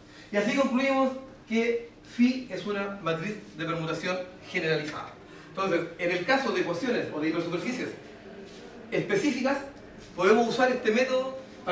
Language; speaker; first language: Spanish; native; Spanish